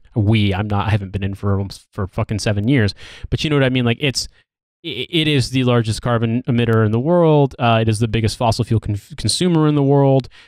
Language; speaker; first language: English; native; English